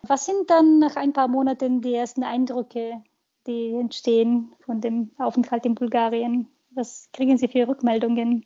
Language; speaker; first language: German; non-native, fluent; Bulgarian